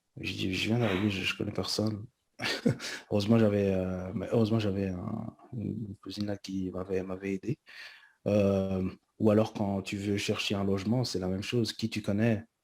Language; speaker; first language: French; early bilingual, other home language; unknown